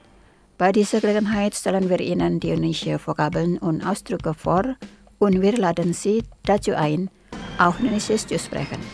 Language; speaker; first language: German; non-native, fluent; Indonesian